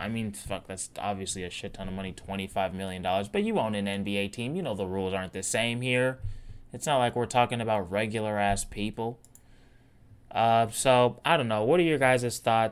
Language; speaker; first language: English; native; English